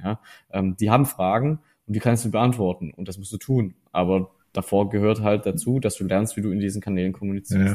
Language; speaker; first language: German; native; German